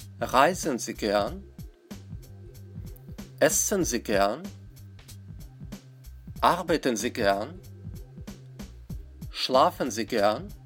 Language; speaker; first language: German; non-native, fluent; Russian